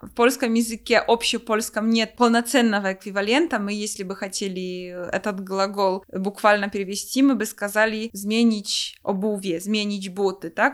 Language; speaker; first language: Russian; non-native, fluent; Polish